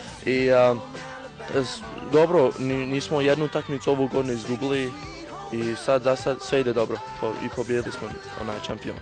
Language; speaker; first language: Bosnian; early bilingual, heritage; Bosnian